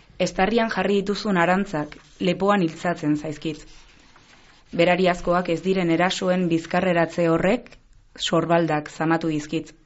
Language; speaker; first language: Basque; non-native, local second language; Spanish